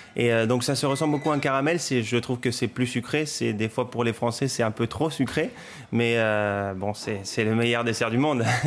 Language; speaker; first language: French; non-native, fluent; Spanish